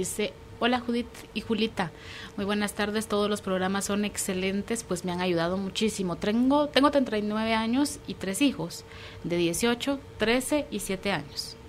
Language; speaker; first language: Spanish; native; Spanish